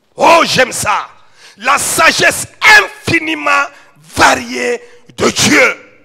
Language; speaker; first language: French; non-native, local second language; Wolof